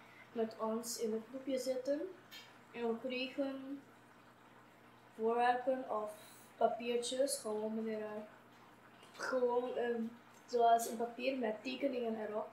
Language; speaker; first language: Dutch; non-native, local second language; Papiamento